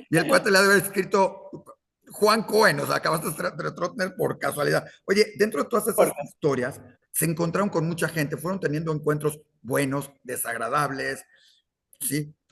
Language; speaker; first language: Spanish; native; Spanish